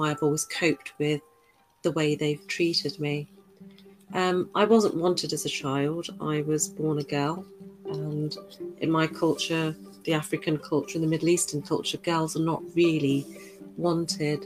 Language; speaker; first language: English; native; English